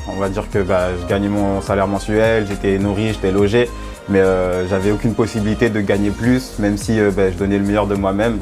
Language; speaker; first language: French; native; French